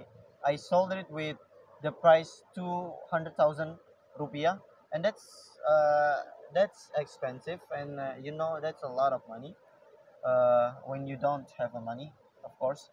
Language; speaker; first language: English; non-native, learner; Indonesian